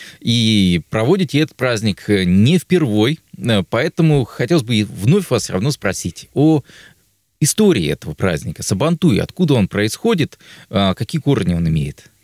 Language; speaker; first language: Russian; native; Russian